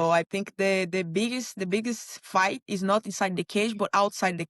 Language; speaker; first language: English; non-native, learner; Portuguese